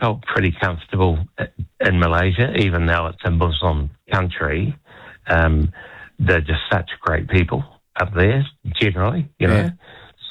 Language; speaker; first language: English; native; English